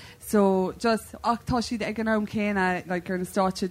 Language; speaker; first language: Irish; non-native, local second language; English